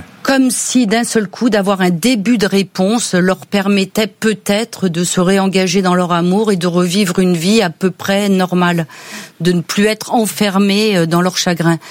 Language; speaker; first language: French; native; French